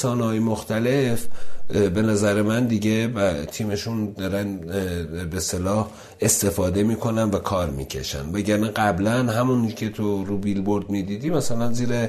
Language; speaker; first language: Persian; non-native, local second language; Azerbaijani